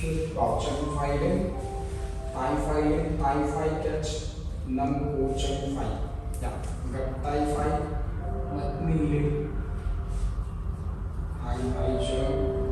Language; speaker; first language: Vietnamese; non-native, fluent; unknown